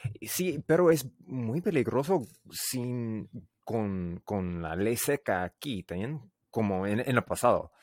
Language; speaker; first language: Spanish; non-native, learner; English